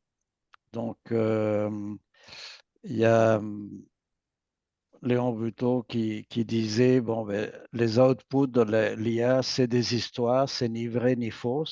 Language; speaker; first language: French; native; French